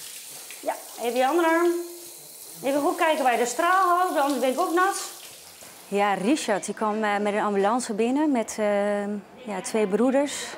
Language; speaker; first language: Dutch; native; Dutch